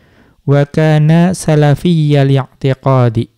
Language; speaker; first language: Arabic; non-native, fluent; Indonesian